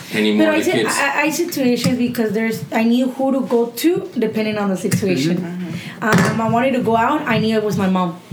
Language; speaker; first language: English; early bilingual, other home language; Spanish